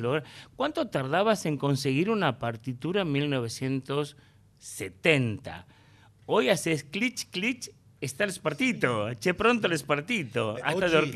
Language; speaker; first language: Spanish; native; Spanish